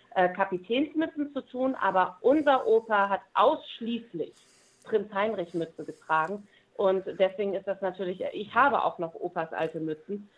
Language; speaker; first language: German; native; German